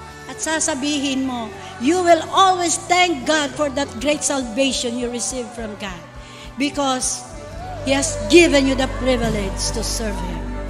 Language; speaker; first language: English; non-native, local second language; Filipino